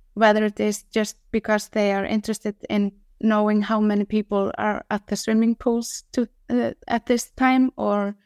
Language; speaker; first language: English; non-native, fluent; Icelandic